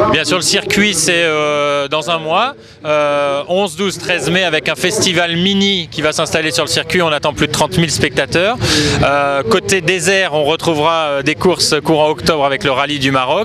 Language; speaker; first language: French; native; French